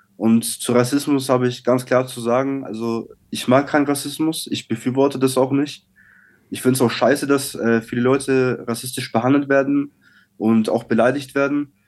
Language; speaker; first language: German; native; German